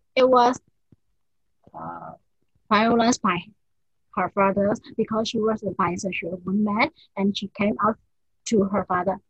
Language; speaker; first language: English; non-native, learner; Burmese